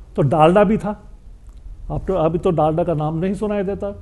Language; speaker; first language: Hindi; non-native, local second language; Bangla